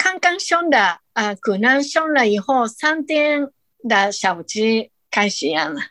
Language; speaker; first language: Chinese; non-native, fluent; Japanese